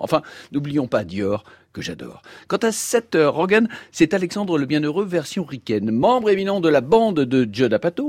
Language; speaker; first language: French; native; French